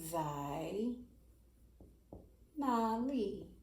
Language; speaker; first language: Chinese; non-native, learner; English